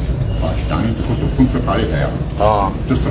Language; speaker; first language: Arabic; native; Arabic